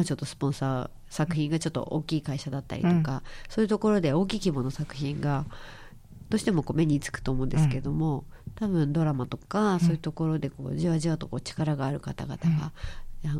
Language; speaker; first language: Japanese; native; Japanese